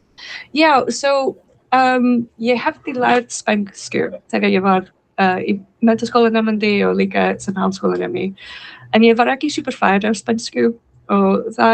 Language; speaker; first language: Icelandic; non-native, fluent; English